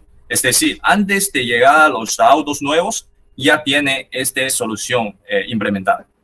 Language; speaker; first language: Spanish; non-native, fluent; Chinese